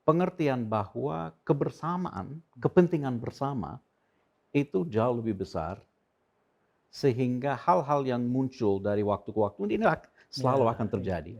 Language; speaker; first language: Indonesian; non-native, fluent; English